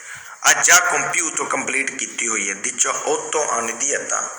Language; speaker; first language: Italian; non-native, fluent; Punjabi